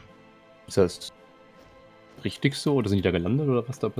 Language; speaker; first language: German; native; German